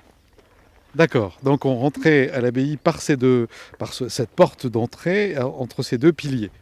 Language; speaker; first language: French; native; French